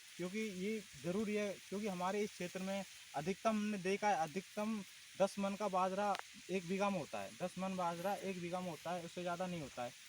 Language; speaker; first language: Hindi; native; Hindi